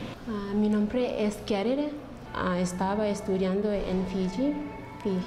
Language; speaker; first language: Spanish; non-native, learner; English